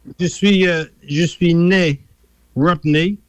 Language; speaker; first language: French; non-native, fluent; English